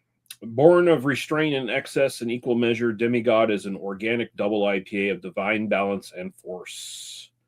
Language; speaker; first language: English; native; English